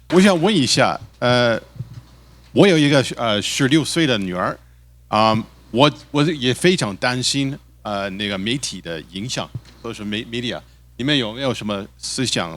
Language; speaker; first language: Chinese; early bilingual, heritage; Chinese